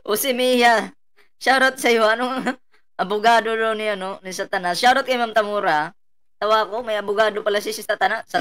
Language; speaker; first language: Filipino; non-native, local second language; Cebuano